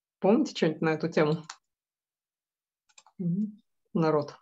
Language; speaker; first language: Russian; native; Russian